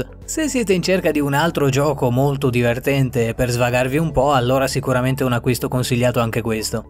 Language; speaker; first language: Italian; native; Italian